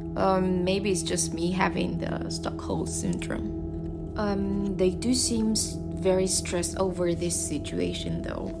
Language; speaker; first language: English; non-native, fluent; Russian